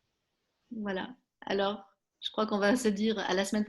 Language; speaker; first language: French; native; French